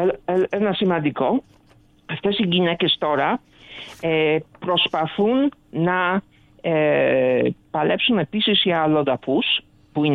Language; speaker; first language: Greek; early bilingual, other home language; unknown